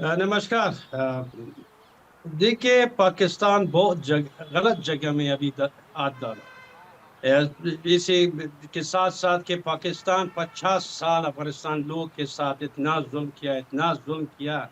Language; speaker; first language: Hindi; non-native, fluent; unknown